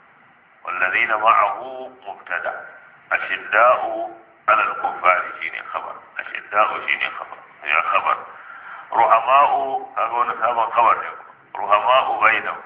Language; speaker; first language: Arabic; non-native, fluent; Hausa